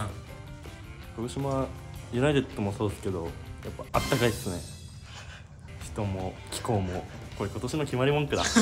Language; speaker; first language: Japanese; native; Japanese